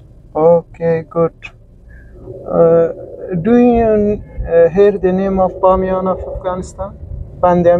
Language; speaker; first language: English; non-native, learner; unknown